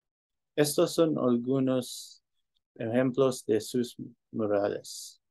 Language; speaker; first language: Spanish; non-native, learner; English